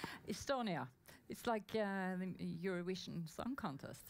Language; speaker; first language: English; non-native, fluent; Norwegian